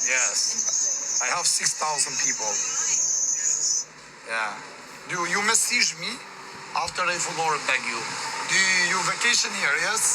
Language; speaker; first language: English; non-native, learner; Albanian